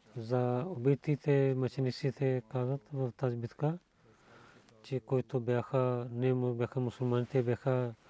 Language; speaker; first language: Bulgarian; non-native, learner; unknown